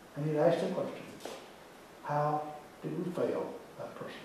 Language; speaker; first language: English; native; English